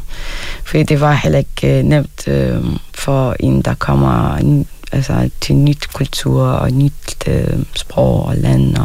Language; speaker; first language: Danish; early bilingual, other home language; Arabic